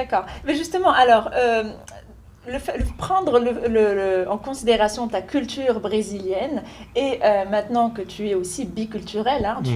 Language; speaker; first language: French; native; French